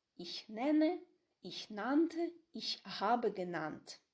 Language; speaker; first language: German; non-native, fluent; Ukrainian